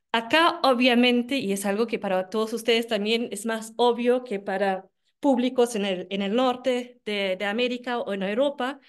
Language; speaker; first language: Spanish; non-native, fluent; German